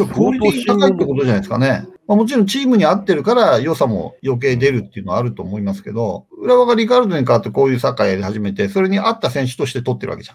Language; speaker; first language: Japanese; native; Japanese